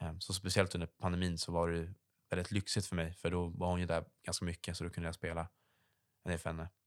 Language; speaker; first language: Swedish; native; Swedish